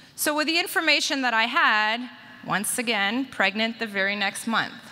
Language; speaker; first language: English; native; English